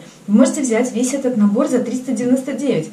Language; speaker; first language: Russian; native; Russian